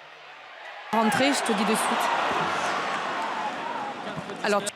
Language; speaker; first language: French; native; French